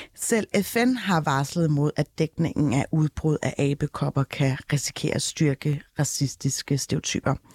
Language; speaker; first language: Danish; early bilingual, other home language; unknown